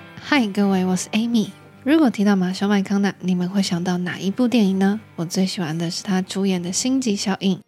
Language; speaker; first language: Chinese; native; Chinese